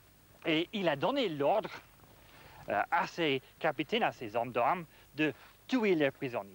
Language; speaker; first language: French; non-native, fluent; English